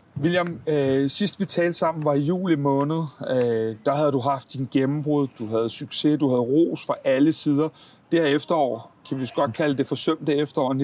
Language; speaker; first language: Danish; native; Danish